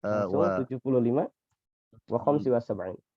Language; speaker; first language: Arabic; non-native, fluent; Indonesian